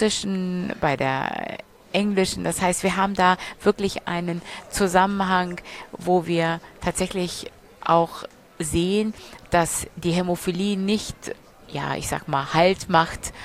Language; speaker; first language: German; native; German